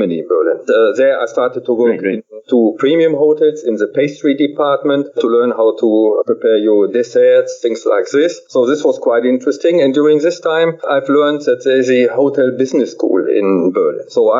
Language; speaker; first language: English; non-native, fluent; German